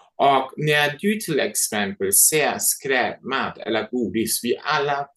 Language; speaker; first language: Swedish; non-native, fluent; German